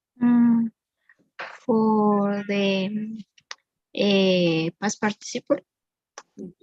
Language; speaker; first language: English; non-native, learner; Spanish